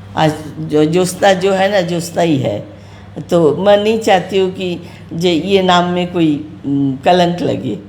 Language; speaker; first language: Hindi; native; Hindi